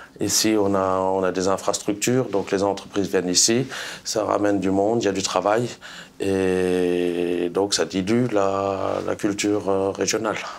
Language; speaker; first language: French; non-native, local second language; Swiss German